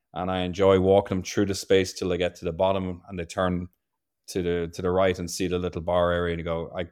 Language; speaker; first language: English; native; English